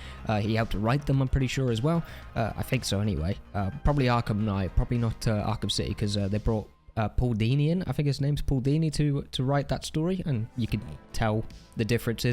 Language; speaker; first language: English; native; English